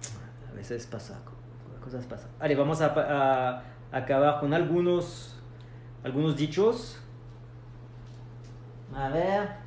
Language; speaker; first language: Spanish; non-native, fluent; French